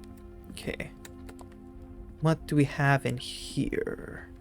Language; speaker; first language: English; native; English